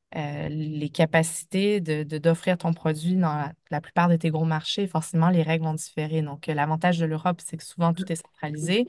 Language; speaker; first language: French; native; French